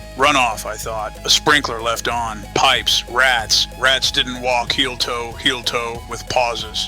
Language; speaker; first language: English; native; English